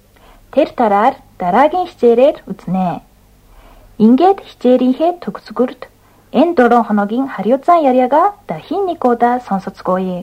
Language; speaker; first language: Mongolian; non-native, fluent; Japanese